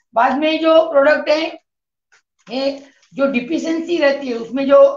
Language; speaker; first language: Hindi; non-native, local second language; Marathi